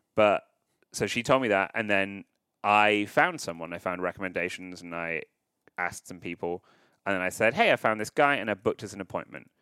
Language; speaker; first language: English; native; English